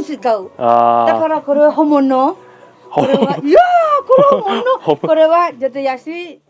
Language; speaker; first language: Japanese; non-native, learner; Indonesian